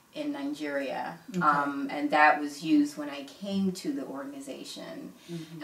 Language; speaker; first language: English; early bilingual, other home language; Igbo